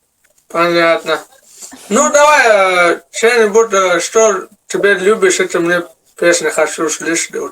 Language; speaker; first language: Russian; non-native, learner; Tajik